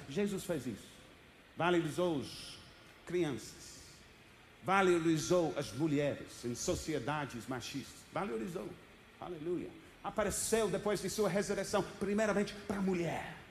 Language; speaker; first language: Portuguese; non-native, fluent; English